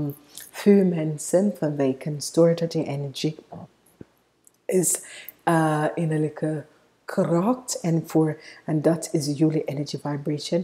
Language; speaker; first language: Dutch; non-native, fluent; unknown